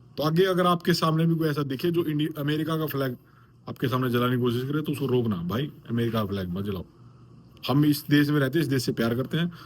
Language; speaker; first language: Hindi; native; Hindi